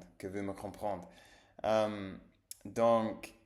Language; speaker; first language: French; non-native, learner; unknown